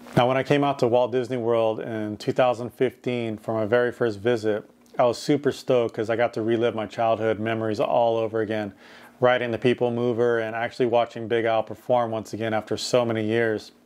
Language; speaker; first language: English; native; English